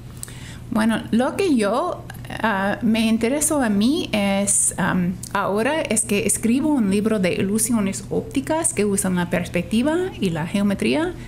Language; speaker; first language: Spanish; non-native, fluent; English